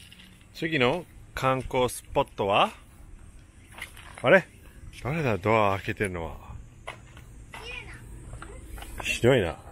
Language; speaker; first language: Japanese; native; Japanese